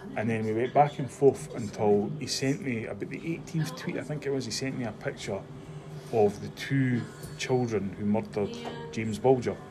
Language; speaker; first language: English; native; English